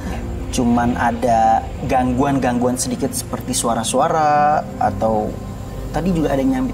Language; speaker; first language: Indonesian; native; Indonesian